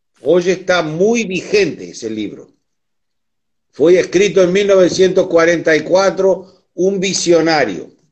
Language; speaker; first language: Portuguese; non-native, learner; Spanish